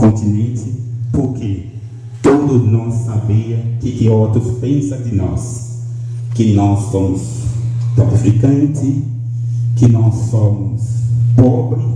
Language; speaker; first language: Portuguese; non-native, learner; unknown